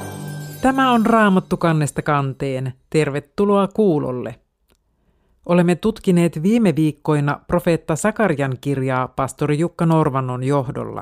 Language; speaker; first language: Finnish; native; Finnish